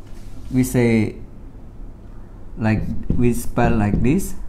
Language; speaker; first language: English; non-native, fluent; Khmer